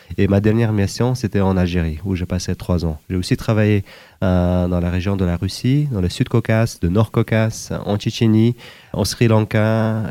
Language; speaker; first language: French; non-native, fluent; Uzbek